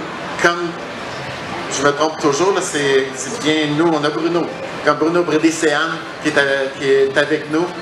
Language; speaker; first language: French; native; French